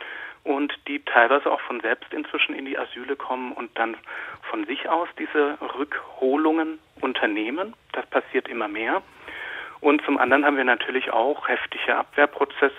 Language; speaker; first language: German; native; German